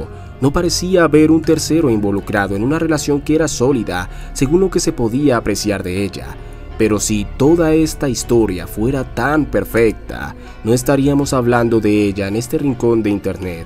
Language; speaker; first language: Spanish; native; Spanish